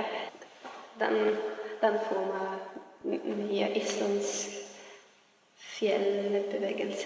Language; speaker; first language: Norwegian; non-native, learner; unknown